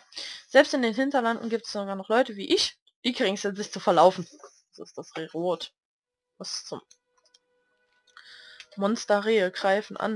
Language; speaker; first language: German; native; German